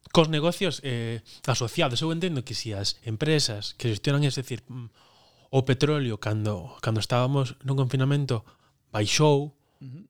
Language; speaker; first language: Galician; non-native, local second language; Spanish